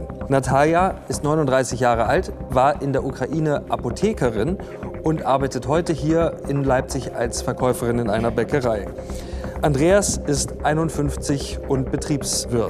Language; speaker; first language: German; native; German